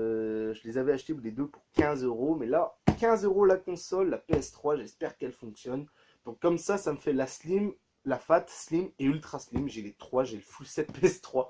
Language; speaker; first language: French; native; French